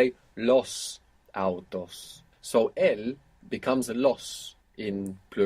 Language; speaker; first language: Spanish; non-native, fluent; English